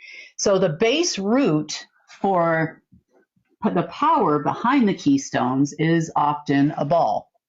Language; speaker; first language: English; native; English